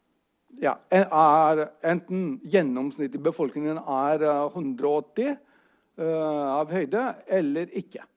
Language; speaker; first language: Norwegian; non-native, fluent; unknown